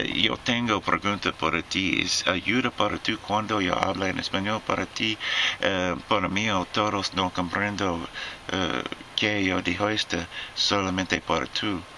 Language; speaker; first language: Spanish; non-native, learner; English